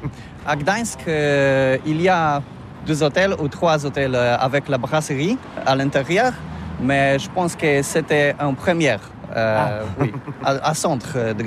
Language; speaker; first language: French; non-native, learner; Polish